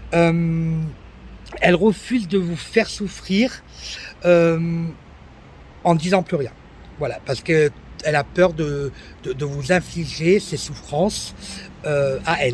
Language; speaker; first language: French; native; French